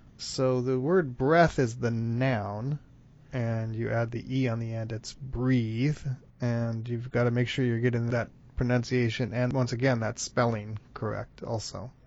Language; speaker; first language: English; native; English